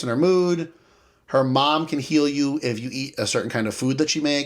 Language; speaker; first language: English; native; English